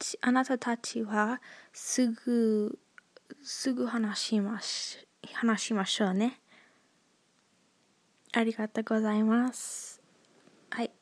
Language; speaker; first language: Japanese; non-native, learner; English